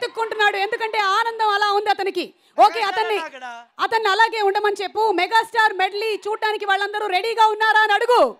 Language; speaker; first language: Telugu; native; Telugu